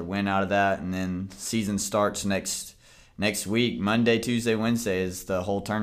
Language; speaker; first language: English; native; English